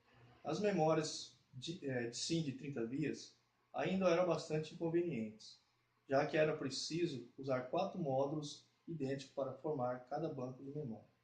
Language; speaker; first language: Portuguese; native; Portuguese